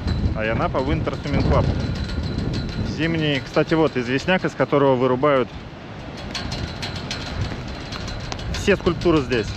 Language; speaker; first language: Russian; native; Russian